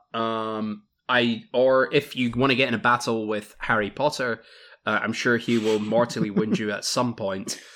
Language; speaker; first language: English; native; English